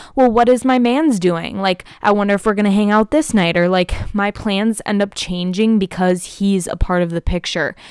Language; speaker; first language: English; native; English